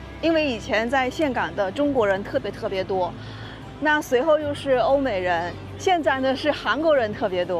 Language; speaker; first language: Chinese; native; Chinese